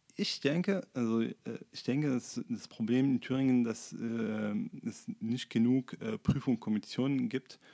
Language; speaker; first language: German; non-native, fluent; Arabic